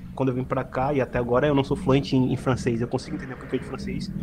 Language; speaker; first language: Portuguese; native; Portuguese